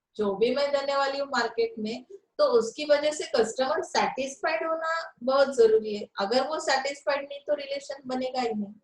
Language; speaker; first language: Hindi; non-native, local second language; Marathi